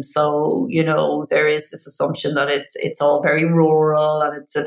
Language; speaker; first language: English; native; English